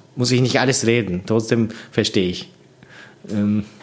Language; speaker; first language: German; non-native, learner; Japanese